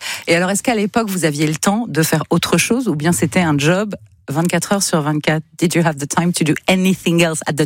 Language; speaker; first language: French; native; French